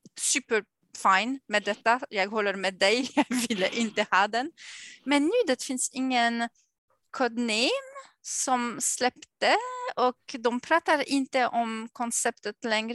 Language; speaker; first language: Swedish; non-native, fluent; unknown